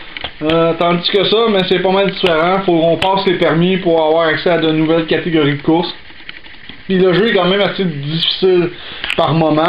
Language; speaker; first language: French; native; French